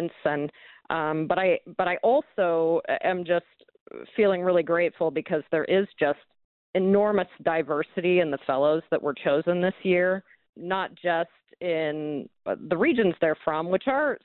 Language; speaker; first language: English; native; English